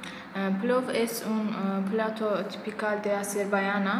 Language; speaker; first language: Spanish; non-native, learner; Azerbaijani